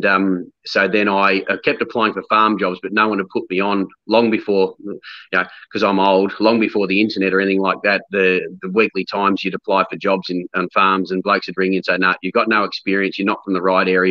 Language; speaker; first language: English; native; English